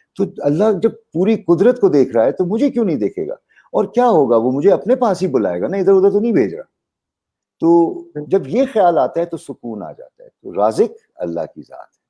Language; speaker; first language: Urdu; native; Urdu